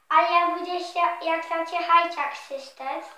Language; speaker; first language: Polish; early bilingual, heritage; Polish